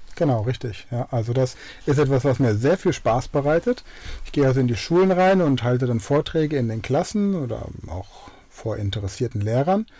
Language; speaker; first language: German; native; German